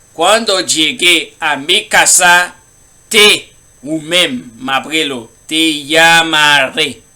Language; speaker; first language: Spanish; non-native, learner; Haitian Creole